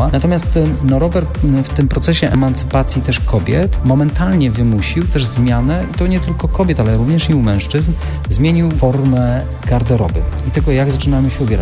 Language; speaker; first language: Polish; native; Polish